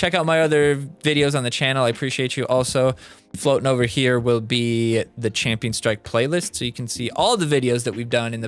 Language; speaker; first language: English; native; English